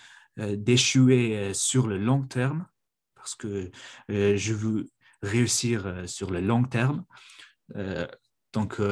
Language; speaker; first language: French; non-native, fluent; Mongolian